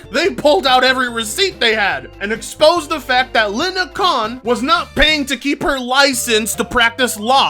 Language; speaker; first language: English; native; English